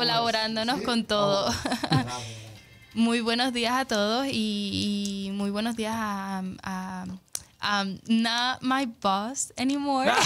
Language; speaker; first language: Spanish; native; Spanish